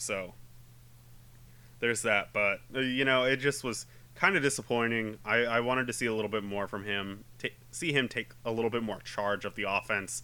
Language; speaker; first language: English; native; English